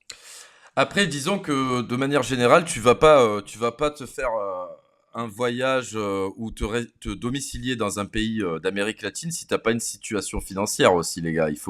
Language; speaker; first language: French; native; French